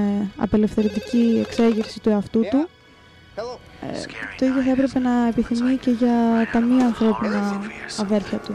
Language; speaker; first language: Greek; native; Greek